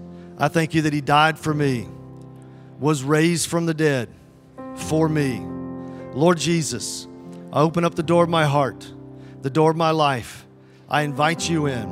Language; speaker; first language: English; native; English